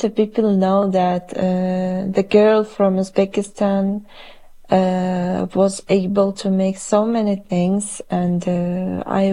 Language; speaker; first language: English; non-native, fluent; Uzbek